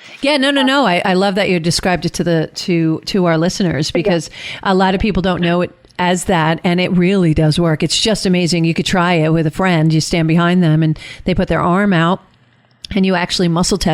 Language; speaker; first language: English; native; English